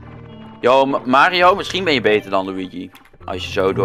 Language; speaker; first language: Dutch; native; Dutch